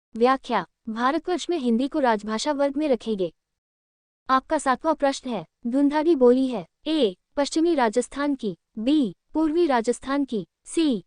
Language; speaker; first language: Hindi; native; Hindi